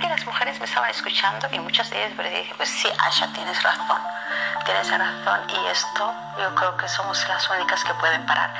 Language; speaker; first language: Spanish; non-native, fluent; Somali